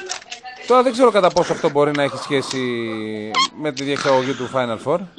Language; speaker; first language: Greek; native; Greek